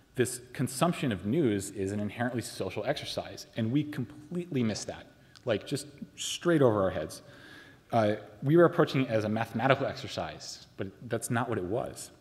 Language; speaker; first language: English; native; English